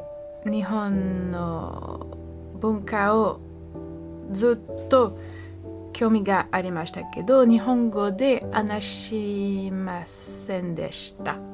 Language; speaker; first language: Japanese; non-native, learner; French